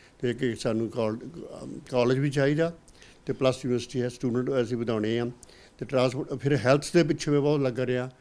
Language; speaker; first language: Punjabi; native; Punjabi